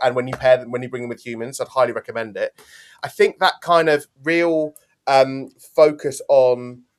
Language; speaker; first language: English; native; English